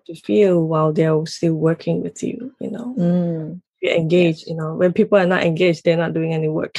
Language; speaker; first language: English; non-native, local second language; Cantonese